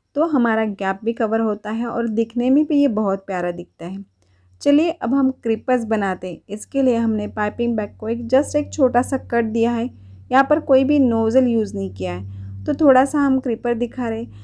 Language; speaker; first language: Hindi; non-native, local second language; Marathi